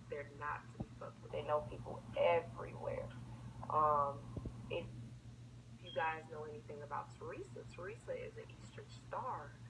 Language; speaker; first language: English; native; English